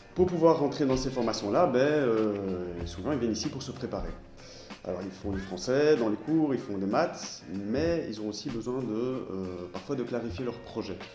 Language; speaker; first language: French; native; French